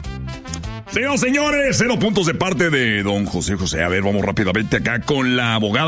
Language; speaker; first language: Spanish; native; Spanish